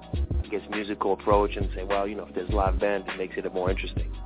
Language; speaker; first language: English; early bilingual, other home language; French